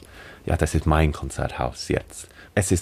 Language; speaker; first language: German; non-native, fluent; English